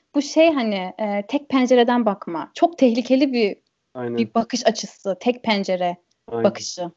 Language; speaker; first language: Turkish; early bilingual, heritage; Turkish